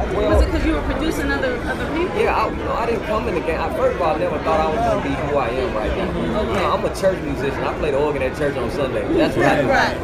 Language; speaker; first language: English; native; English